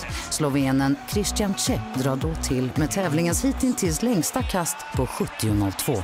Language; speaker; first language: Swedish; native; Swedish